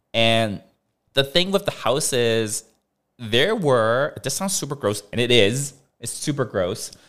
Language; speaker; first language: English; non-native, local second language; Cantonese